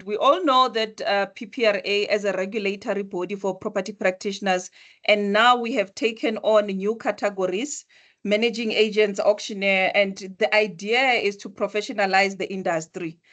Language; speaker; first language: English; non-native, local second language; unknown